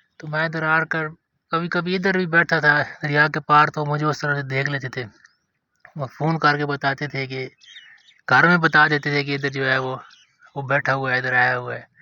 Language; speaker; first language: Urdu; non-native, local second language; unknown